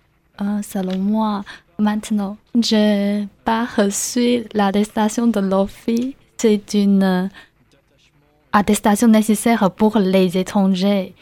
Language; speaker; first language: French; non-native, learner; Chinese